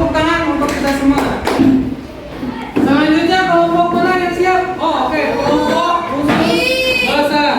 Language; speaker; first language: Indonesian; non-native, local second language; Sundanese